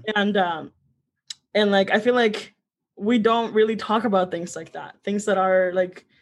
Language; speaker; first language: English; early bilingual, other home language; Spanish